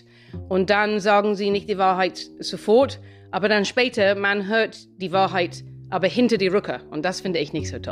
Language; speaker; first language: German; non-native, fluent; English